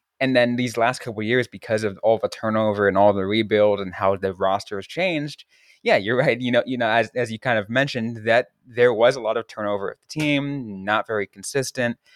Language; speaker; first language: English; native; English